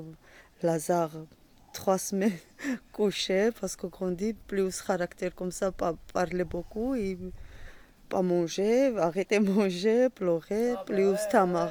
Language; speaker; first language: French; non-native, learner; Georgian